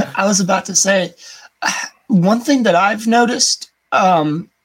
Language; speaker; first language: English; native; English